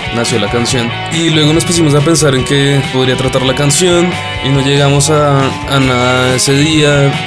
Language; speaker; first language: Spanish; native; Spanish